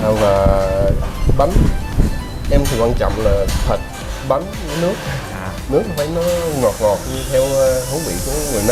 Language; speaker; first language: Vietnamese; early bilingual, heritage; Vietnamese